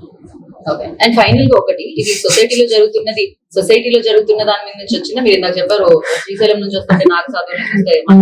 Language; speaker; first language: Telugu; native; Telugu